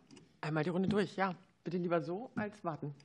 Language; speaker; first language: German; native; German